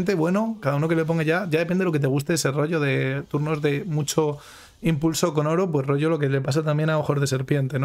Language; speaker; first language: Spanish; native; Spanish